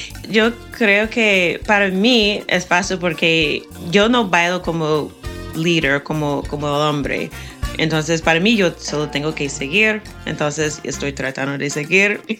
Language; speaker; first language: Spanish; non-native, fluent; English